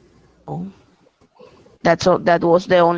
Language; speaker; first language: English; non-native, learner; Spanish